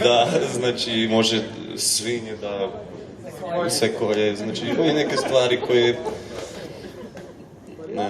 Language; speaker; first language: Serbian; non-native, local second language; Hungarian